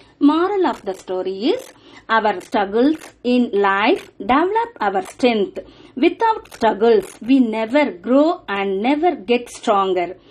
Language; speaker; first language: English; non-native, local second language; Tamil